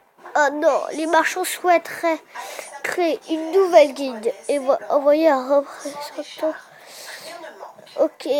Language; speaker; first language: French; native; French